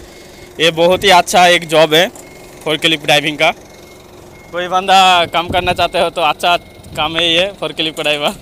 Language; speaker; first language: Hindi; non-native, learner; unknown